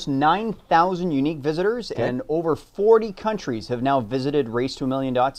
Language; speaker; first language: English; native; English